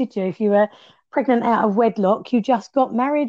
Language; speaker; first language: English; native; English